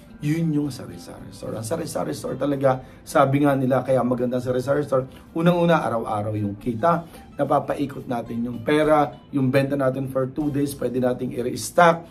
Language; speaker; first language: Filipino; native; Filipino